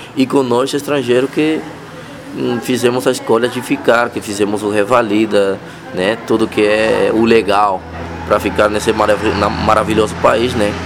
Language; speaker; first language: Portuguese; non-native, fluent; Spanish